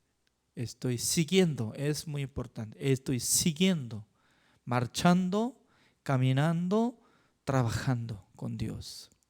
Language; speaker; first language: Spanish; non-native, learner; Korean